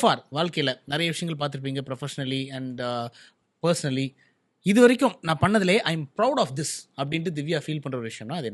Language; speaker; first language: Tamil; native; Tamil